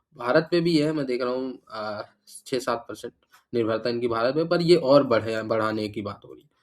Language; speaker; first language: Hindi; native; Hindi